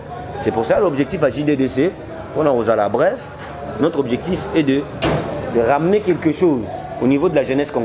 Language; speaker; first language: French; non-native, local second language; Lingala